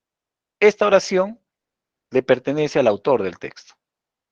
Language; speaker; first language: Spanish; native; Spanish